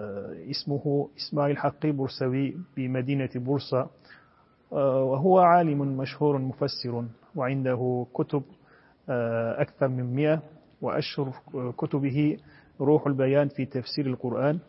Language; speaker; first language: Arabic; non-native, fluent; Turkish